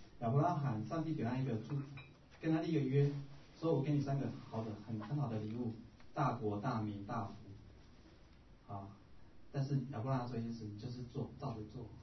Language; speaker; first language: Chinese; native; Chinese